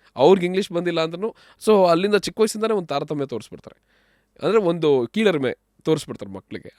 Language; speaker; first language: Kannada; non-native, local second language; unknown